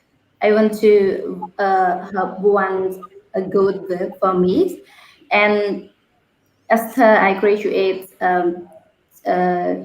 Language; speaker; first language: English; non-native, learner; Khmer